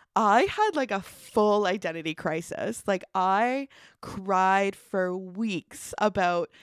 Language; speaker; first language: English; native; English